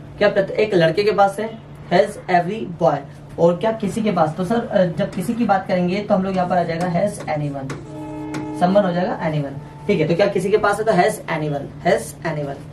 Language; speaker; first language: Hindi; native; Hindi